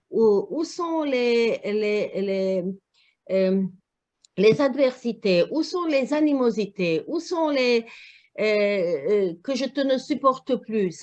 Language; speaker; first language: French; non-native, learner; Croatian